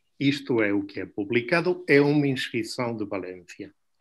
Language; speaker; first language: Portuguese; non-native, fluent; Spanish